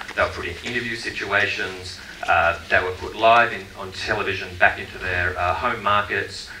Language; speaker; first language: English; native; English